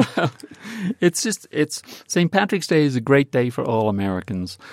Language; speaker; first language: English; native; English